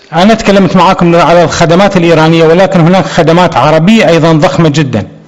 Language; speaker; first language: Arabic; non-native, fluent; Persian